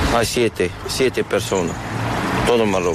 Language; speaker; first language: Spanish; non-native, learner; Arabic